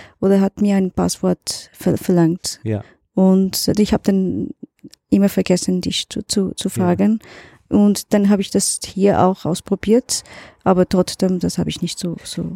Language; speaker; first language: German; non-native, learner; Portuguese